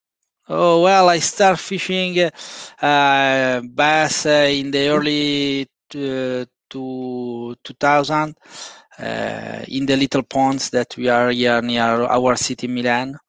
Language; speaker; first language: English; non-native, fluent; Italian